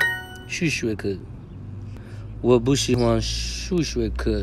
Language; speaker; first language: Chinese; non-native, learner; English